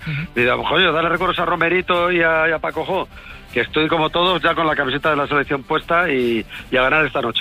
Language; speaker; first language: Spanish; native; Spanish